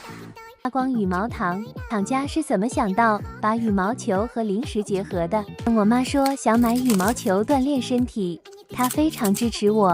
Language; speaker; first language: Chinese; native; Chinese